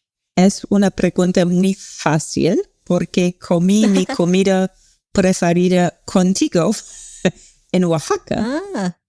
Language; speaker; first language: Spanish; non-native, learner; English